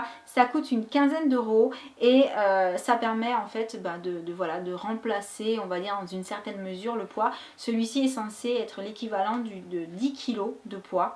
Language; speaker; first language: French; native; French